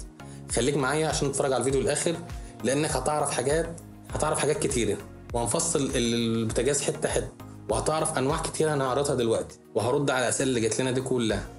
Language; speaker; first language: Arabic; native; Arabic